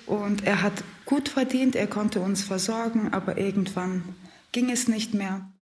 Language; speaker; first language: German; native; German